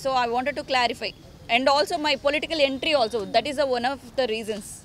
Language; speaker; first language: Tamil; non-native, learner; Telugu